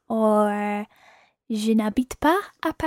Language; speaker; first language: French; non-native, learner; English